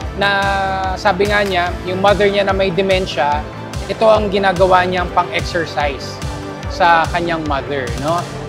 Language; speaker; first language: Filipino; native; Filipino